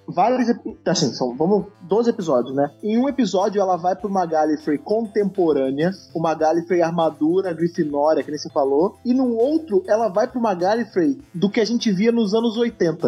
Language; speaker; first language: Portuguese; native; Portuguese